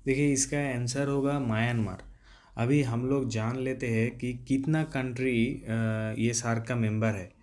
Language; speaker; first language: Hindi; non-native, local second language; Bangla